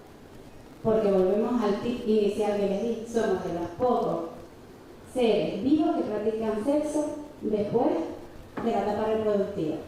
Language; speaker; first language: Spanish; native; Spanish